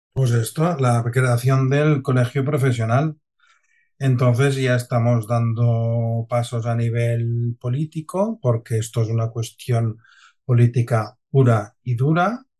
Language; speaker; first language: Spanish; non-native, local second language; Catalan